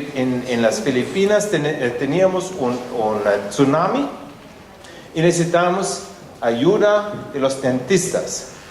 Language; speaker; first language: Spanish; non-native, fluent; German